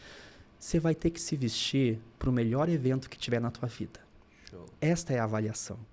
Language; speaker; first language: Portuguese; native; Portuguese